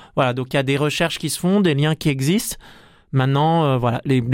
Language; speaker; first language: French; native; French